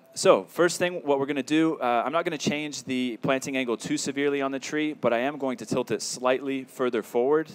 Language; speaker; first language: English; native; English